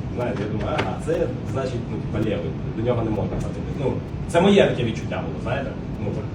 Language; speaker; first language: Ukrainian; non-native, local second language; Russian